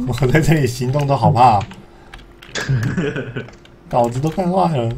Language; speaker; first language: Chinese; native; Chinese